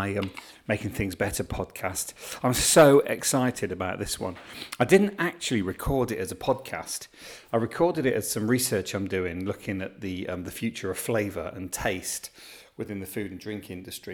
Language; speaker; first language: English; native; English